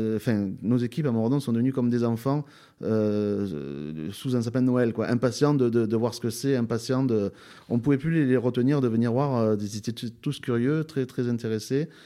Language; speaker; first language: French; native; French